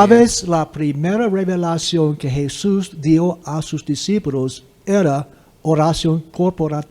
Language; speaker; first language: Spanish; non-native, fluent; English